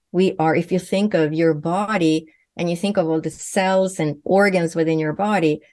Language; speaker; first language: English; non-native, fluent; Swedish